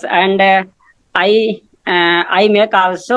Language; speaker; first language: English; non-native, learner; Hindi